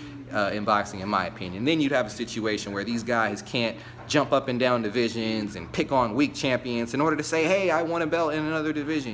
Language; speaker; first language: English; native; English